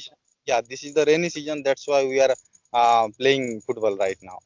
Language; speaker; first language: English; non-native, learner; Odia